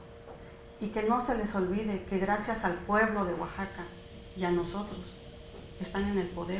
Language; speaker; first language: Spanish; native; Spanish